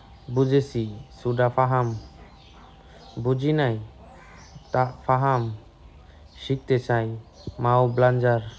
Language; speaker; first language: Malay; non-native, learner; Bangla